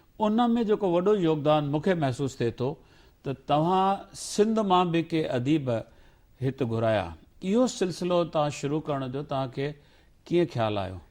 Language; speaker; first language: Sindhi; native; Sindhi